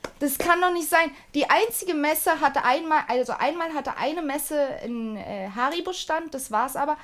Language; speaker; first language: German; early bilingual, other home language; Turkish